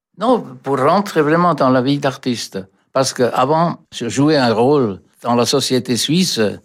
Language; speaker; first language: French; non-native, fluent; German